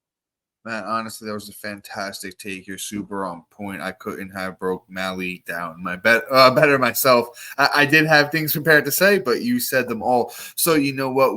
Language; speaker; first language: English; native; English